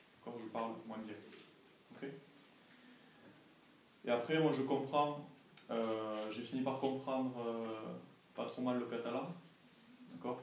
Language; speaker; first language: French; native; French